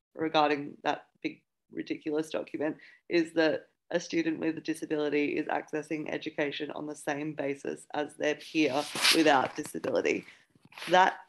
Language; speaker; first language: English; native; English